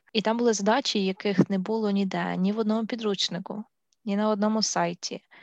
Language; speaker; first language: Ukrainian; native; Ukrainian